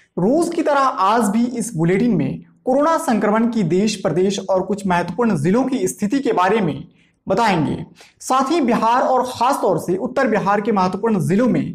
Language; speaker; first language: Hindi; native; Hindi